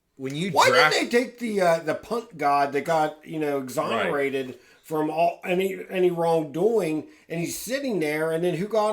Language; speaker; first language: English; native; English